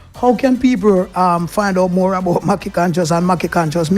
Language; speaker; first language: English; native; English